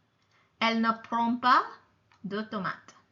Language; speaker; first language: French; non-native, fluent; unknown